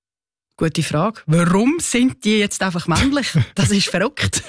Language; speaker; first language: German; native; German